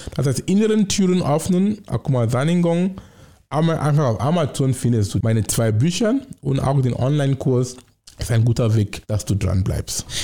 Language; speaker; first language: German; non-native, fluent; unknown